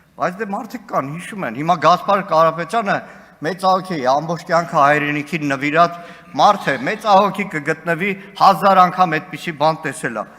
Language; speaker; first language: Armenian; native; Armenian